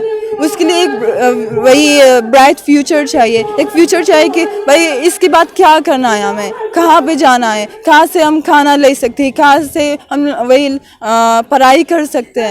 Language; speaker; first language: Hindi; non-native, fluent; Persian